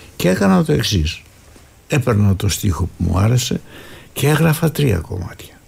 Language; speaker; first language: Greek; native; Greek